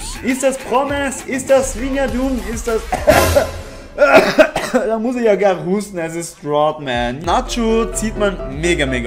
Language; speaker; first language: German; native; German